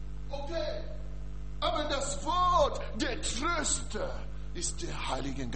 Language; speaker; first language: German; non-native, learner; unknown